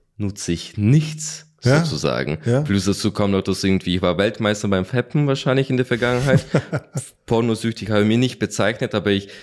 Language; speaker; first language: German; non-native, fluent; Ukrainian